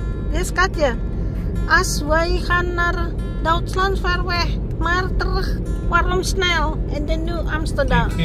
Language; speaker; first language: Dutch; non-native, learner; Indonesian